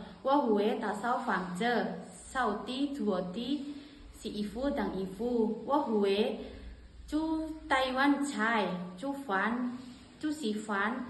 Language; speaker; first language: Chinese; non-native, learner; Indonesian